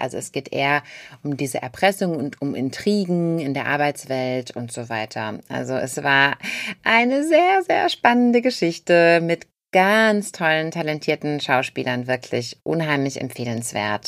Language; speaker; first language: German; native; German